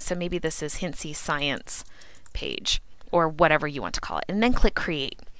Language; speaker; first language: English; native; English